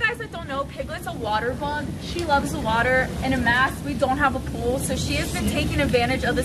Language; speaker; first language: English; native; English